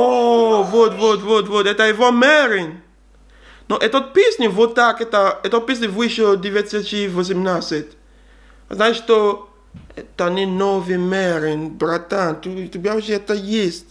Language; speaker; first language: Russian; non-native, learner; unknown